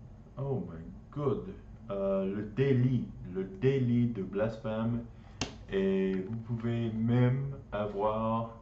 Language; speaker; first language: French; non-native, learner; English